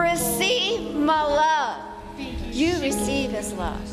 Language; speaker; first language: English; native; English